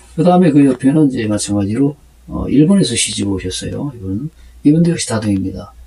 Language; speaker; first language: Korean; native; Korean